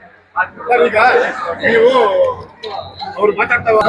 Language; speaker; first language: Kannada; native; Kannada